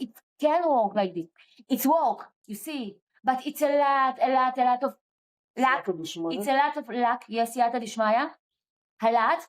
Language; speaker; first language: English; non-native, learner; Hebrew